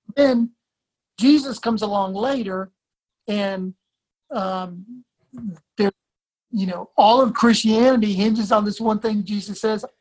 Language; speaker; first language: English; native; English